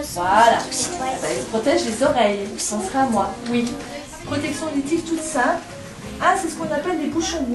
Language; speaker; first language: French; native; French